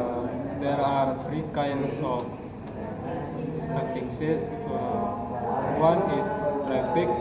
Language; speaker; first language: English; non-native, learner; Indonesian